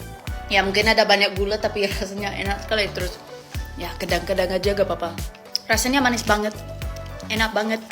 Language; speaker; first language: Indonesian; non-native, learner; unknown